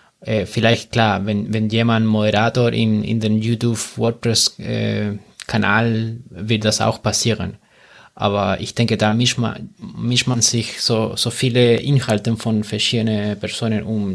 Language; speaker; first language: German; non-native, learner; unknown